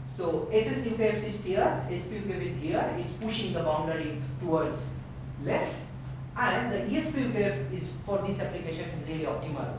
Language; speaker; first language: English; non-native, local second language; Bangla